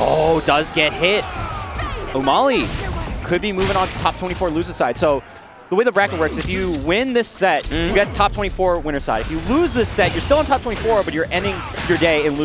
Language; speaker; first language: English; native; English